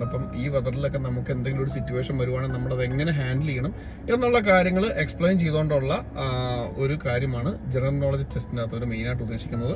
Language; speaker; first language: Malayalam; native; Malayalam